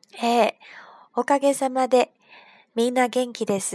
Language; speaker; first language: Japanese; non-native, fluent; Chinese